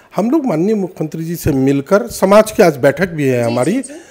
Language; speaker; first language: Hindi; native; Hindi